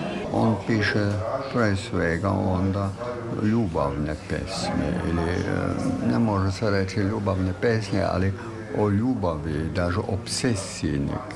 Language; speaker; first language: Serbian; non-native, fluent; German